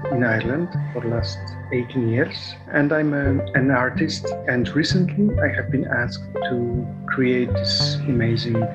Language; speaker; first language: English; non-native, fluent; Polish